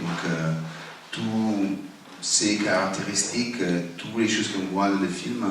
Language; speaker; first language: French; non-native, fluent; Italian